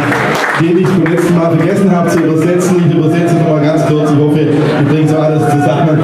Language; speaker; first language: German; native; German